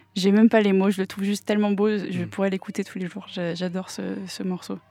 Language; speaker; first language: French; non-native, local second language; English